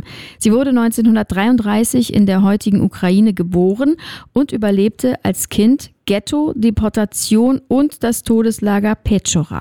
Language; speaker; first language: German; native; German